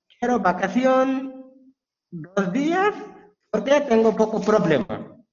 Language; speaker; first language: Spanish; non-native, learner; Bangla